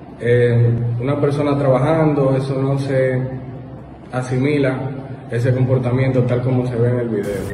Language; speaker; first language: Spanish; native; Spanish